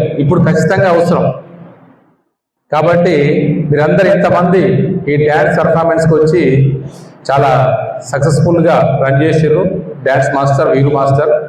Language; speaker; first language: Telugu; native; Telugu